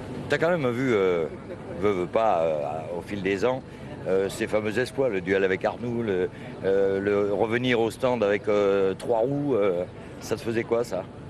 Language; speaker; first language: French; native; French